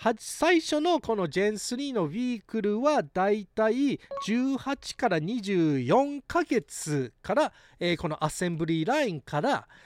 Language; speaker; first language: Japanese; early bilingual, heritage; Japanese